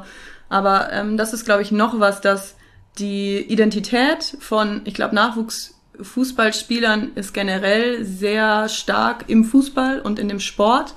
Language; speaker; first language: German; native; German